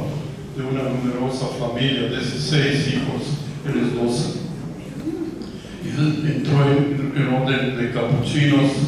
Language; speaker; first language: Spanish; non-native, fluent; Croatian